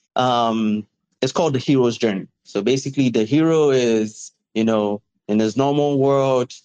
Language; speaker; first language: English; non-native, local second language; Yoruba